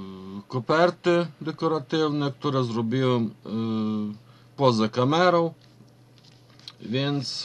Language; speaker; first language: Polish; non-native, fluent; Ukrainian